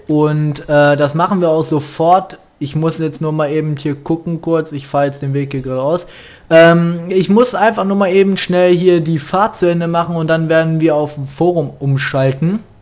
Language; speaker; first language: German; native; German